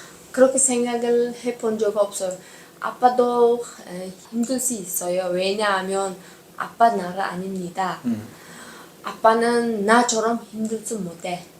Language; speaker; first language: Korean; non-native, learner; Uzbek